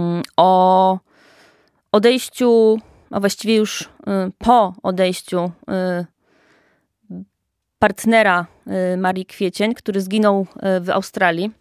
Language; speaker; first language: Polish; native; Polish